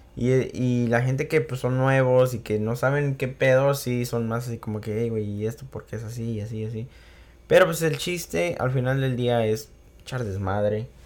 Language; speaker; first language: Spanish; early bilingual, heritage; Spanish